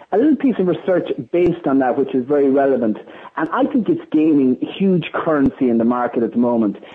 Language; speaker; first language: English; native; English